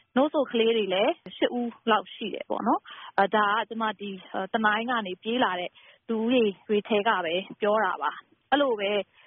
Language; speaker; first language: Burmese; non-native, local second language; Kachin